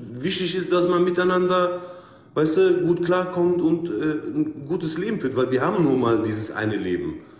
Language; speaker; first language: German; early bilingual, other home language; Turkish